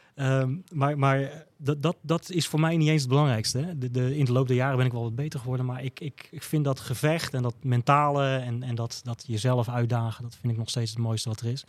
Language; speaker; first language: Dutch; native; Dutch